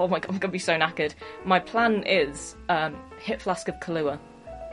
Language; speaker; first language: English; native; English